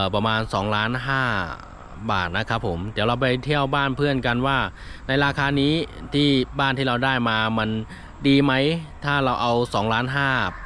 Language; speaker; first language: Thai; non-native, fluent; Chinese